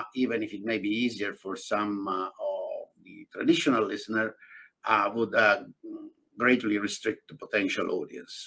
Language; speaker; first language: English; non-native, fluent; Italian